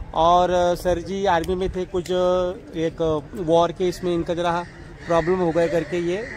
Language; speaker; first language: Hindi; non-native, local second language; Marathi